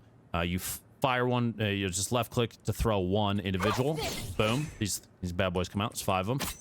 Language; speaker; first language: English; native; English